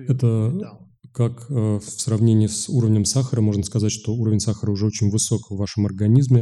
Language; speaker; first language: Russian; native; Russian